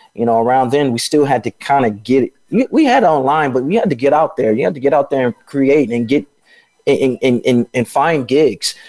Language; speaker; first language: English; native; English